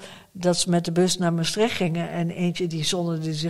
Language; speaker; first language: Dutch; native; Dutch